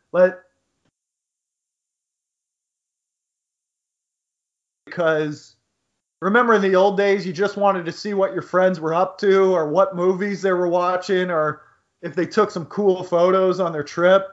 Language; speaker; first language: English; native; English